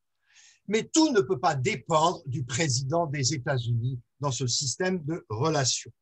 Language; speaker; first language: French; native; French